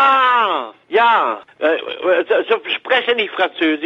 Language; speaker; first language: German; non-native, learner; French